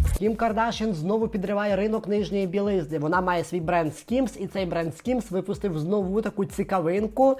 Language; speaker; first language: Ukrainian; non-native, local second language; Russian